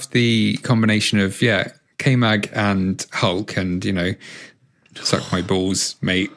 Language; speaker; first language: English; native; English